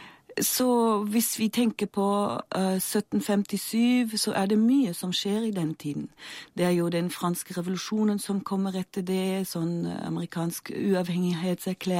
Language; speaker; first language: Norwegian; non-native, fluent; German